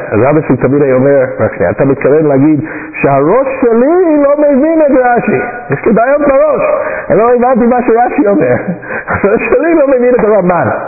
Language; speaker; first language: Hebrew; non-native, fluent; English